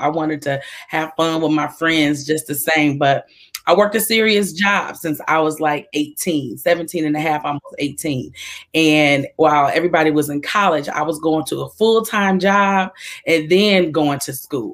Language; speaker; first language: English; native; English